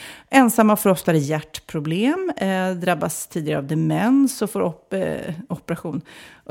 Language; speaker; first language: Swedish; native; Swedish